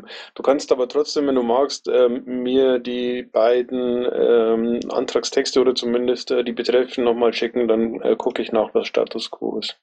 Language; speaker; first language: German; native; German